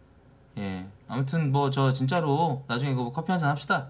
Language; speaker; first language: Korean; native; Korean